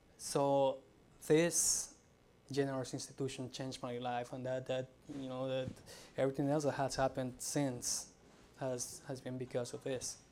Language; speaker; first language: English; non-native, fluent; Spanish